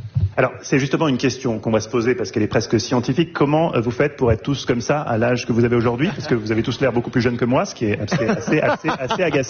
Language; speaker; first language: French; native; French